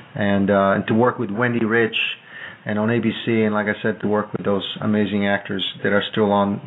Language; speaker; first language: English; non-native, fluent; Italian